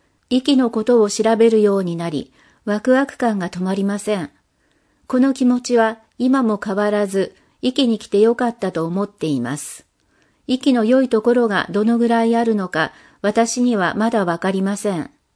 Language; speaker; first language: Japanese; non-native, fluent; English